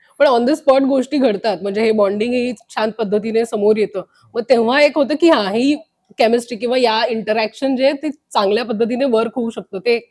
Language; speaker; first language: Marathi; native; Marathi